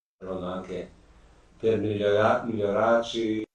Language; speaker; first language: Italian; non-native, fluent; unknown